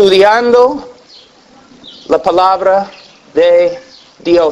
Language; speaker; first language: Spanish; non-native, fluent; English